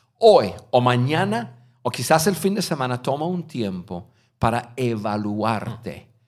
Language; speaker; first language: Spanish; non-native, fluent; English